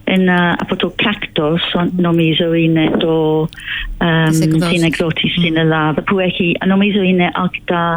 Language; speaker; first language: Greek; non-native, fluent; English